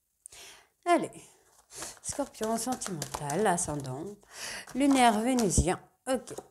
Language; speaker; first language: French; native; French